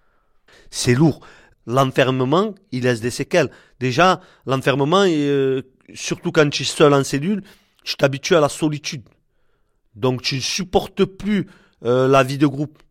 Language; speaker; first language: French; native; French